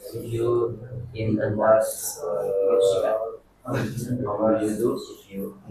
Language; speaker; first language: English; non-native, learner; Indonesian